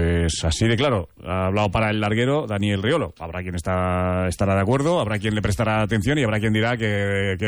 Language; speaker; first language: Spanish; native; Spanish